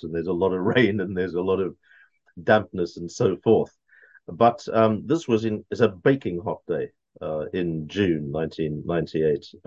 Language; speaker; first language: English; native; English